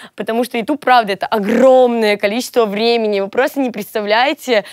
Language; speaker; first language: Russian; native; Russian